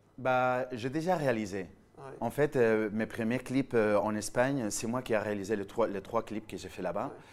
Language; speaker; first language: French; non-native, fluent; Spanish